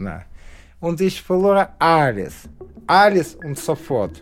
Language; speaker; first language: German; non-native, learner; Russian